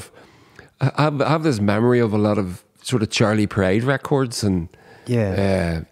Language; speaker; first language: English; native; English